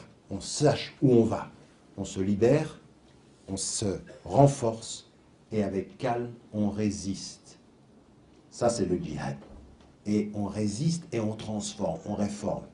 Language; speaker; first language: French; native; French